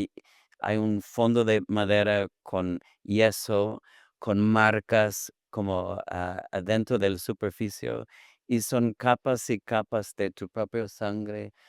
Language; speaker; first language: Spanish; non-native, fluent; English